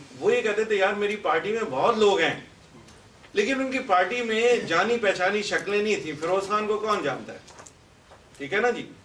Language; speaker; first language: Urdu; native; Urdu